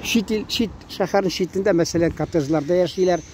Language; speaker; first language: Tatar; native; Tatar